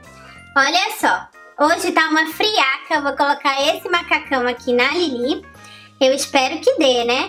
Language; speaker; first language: Portuguese; native; Portuguese